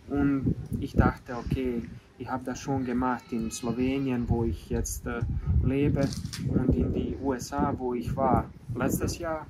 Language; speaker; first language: German; non-native, learner; Bosnian